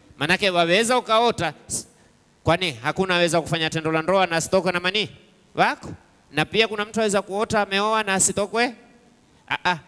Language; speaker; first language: Swahili; native; Swahili